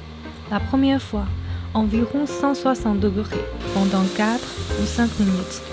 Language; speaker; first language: French; non-native, fluent; Chinese